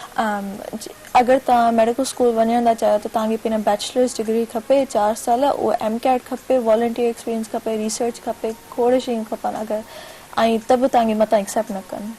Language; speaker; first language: Sindhi; early bilingual, heritage; Sindhi